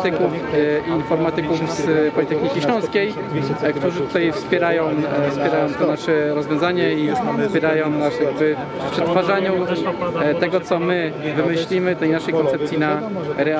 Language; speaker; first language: Polish; native; Polish